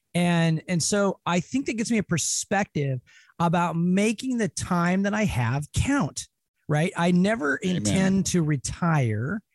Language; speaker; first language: English; native; English